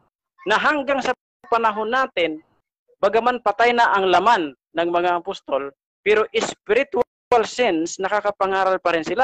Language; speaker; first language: Filipino; native; Filipino